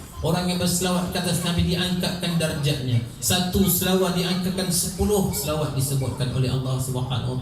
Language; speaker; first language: Malay; native; Malay